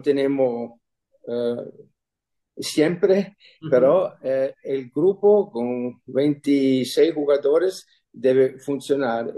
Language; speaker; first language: Spanish; non-native, fluent; German